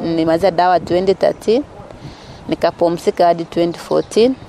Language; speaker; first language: Swahili; non-native, local second language; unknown